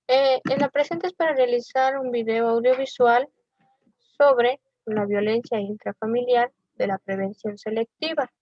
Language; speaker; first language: Spanish; native; Spanish